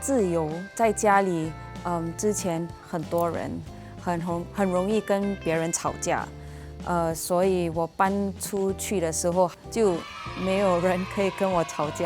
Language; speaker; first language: Chinese; non-native, local second language; English